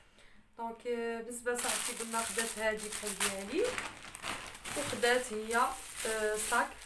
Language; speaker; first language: Arabic; native; Arabic